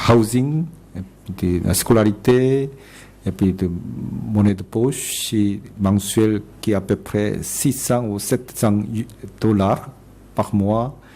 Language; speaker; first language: French; non-native, fluent; Korean